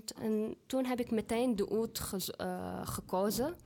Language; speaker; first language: Dutch; non-native, learner; Arabic